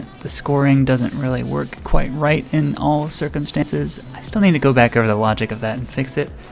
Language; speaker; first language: English; native; English